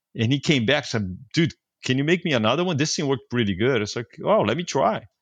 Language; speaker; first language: English; non-native, fluent; Portuguese